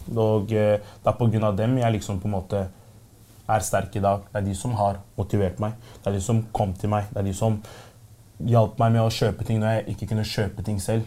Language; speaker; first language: Norwegian; early bilingual, other home language; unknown